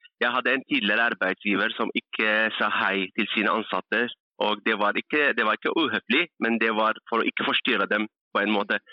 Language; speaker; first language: Norwegian; early bilingual, other home language; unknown